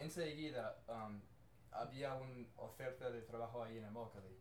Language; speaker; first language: Spanish; non-native, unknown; English